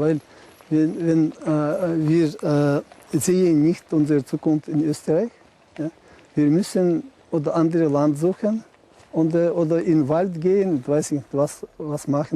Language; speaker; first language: German; non-native, learner; Chechen